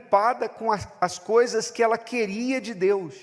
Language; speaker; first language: Portuguese; native; Portuguese